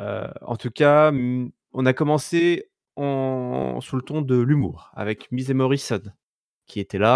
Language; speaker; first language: French; native; French